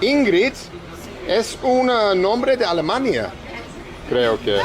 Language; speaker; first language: Spanish; non-native, learner; English